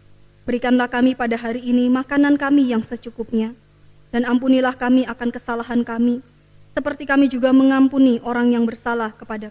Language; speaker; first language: Indonesian; native; Indonesian